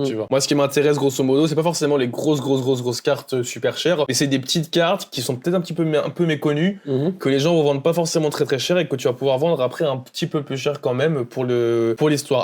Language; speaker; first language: French; native; French